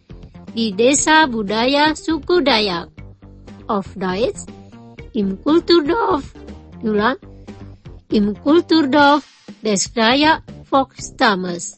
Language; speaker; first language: German; non-native, fluent; Indonesian